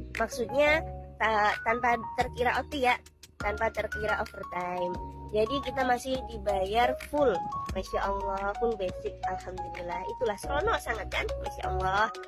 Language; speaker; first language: Indonesian; native; Indonesian